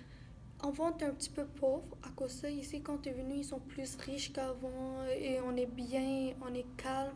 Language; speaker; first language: French; early bilingual, other home language; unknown